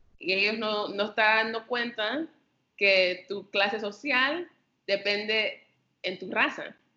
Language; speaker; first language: Spanish; early bilingual, heritage; Spanish